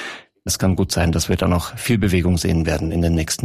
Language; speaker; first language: German; native; German